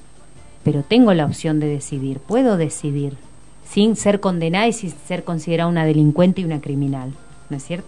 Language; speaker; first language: Spanish; native; Spanish